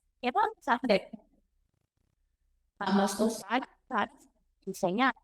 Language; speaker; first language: Spanish; non-native, learner; Portuguese